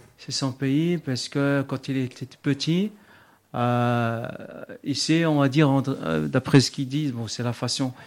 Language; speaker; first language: French; early bilingual, other home language; Arabic